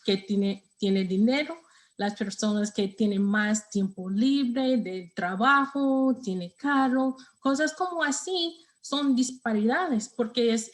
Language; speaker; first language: Spanish; non-native, learner; English